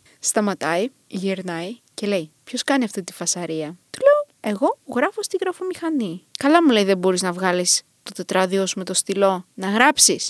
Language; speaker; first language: Greek; early bilingual, other home language; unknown